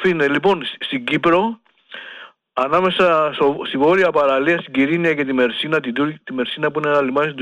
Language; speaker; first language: Greek; native; Greek